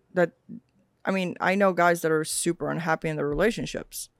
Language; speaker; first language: English; early bilingual, other home language; Swedish